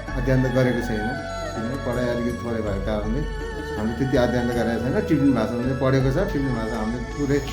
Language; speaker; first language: Nepali; non-native, local second language; Eastern Tamang